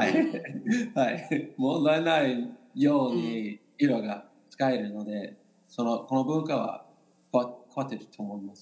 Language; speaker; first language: Japanese; non-native, learner; English